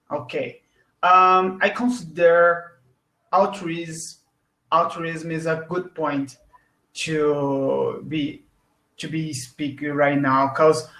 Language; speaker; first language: English; non-native, learner; Portuguese